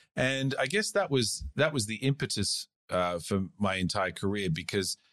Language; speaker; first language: English; native; English